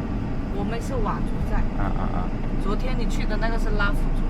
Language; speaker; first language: Chinese; non-native, local second language; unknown